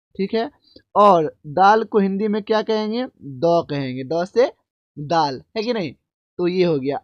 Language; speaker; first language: Hindi; native; Hindi